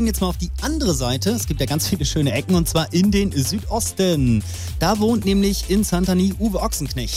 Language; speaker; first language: German; native; German